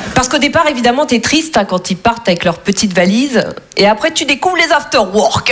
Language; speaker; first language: French; native; French